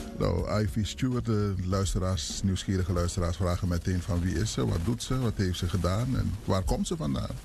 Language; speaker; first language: Dutch; non-native, local second language; Papiamento